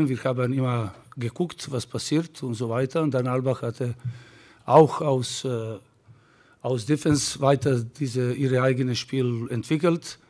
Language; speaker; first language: German; non-native, fluent; Serbian